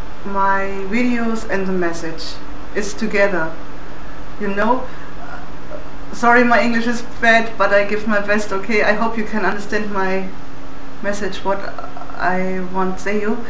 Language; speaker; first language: English; non-native, learner; German